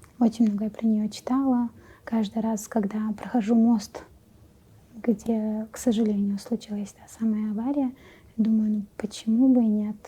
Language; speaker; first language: Russian; non-native, local second language; Chechen